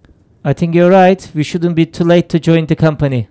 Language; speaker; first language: English; non-native, fluent; Turkish